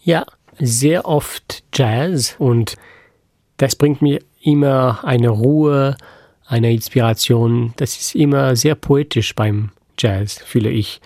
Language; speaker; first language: German; non-native, fluent; French